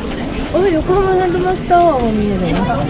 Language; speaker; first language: Japanese; native; Japanese